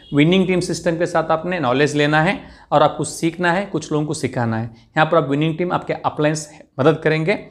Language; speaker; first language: Hindi; non-native, local second language; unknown